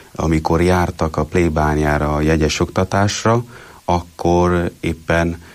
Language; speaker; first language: Hungarian; non-native, fluent; Italian